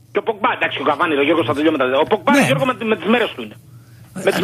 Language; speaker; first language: Greek; native; Greek